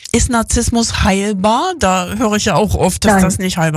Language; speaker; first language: German; native; German